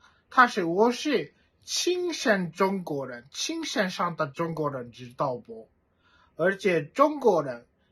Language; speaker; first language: Chinese; non-native, fluent; Japanese